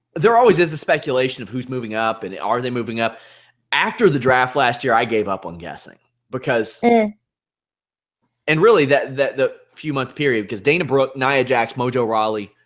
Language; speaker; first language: English; native; English